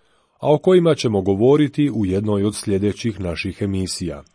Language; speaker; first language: Croatian; native; Croatian